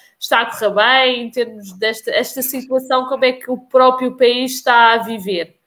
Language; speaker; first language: Portuguese; native; Portuguese